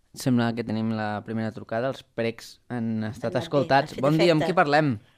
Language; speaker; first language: Catalan; native; Catalan